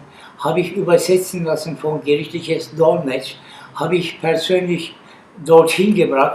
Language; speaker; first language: German; non-native, learner; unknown